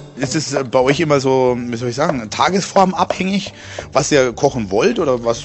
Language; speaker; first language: German; native; German